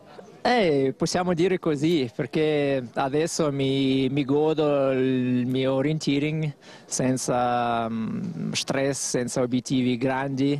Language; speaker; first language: Italian; non-native, fluent; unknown